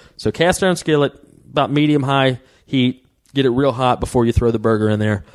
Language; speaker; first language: English; native; English